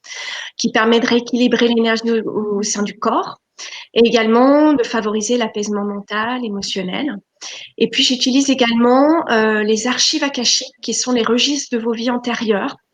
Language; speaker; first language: French; native; French